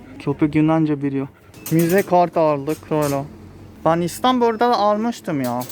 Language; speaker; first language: Turkish; non-native, fluent; Japanese